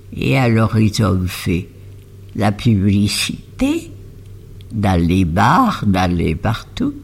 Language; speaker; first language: French; non-native, fluent; Spanish